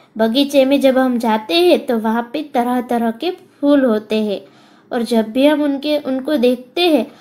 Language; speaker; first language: Hindi; non-native, local second language; Gujarati